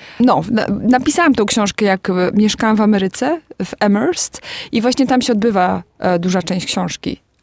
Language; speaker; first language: Polish; early bilingual, heritage; Polish